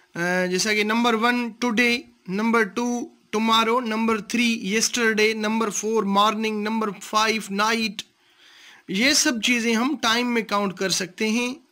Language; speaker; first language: Urdu; non-native, local second language; Sindhi